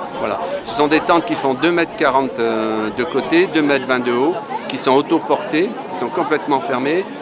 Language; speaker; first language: French; native; French